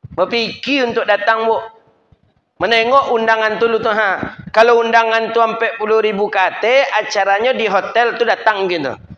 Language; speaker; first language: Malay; non-native, local second language; Minangkabau